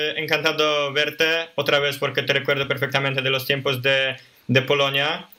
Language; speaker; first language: Spanish; non-native, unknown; Polish